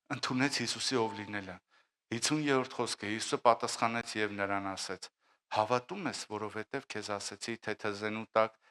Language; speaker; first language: Armenian; native; Armenian